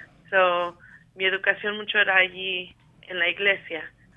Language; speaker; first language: Spanish; early bilingual, heritage; Spanish